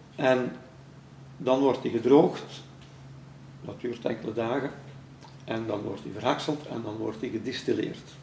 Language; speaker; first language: Dutch; native; Dutch